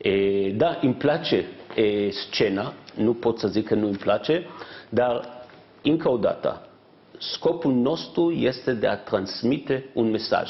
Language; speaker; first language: Romanian; non-native, fluent; Hebrew